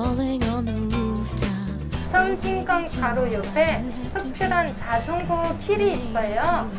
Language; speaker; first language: Korean; non-native, fluent; French